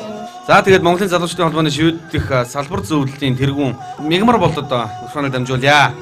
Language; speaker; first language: Mongolian; native; Mongolian